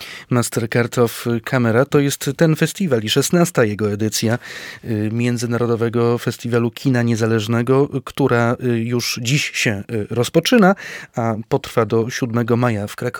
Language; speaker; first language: Polish; native; Polish